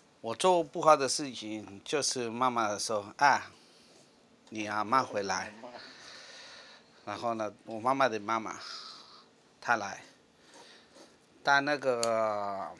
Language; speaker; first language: Chinese; non-native, learner; Spanish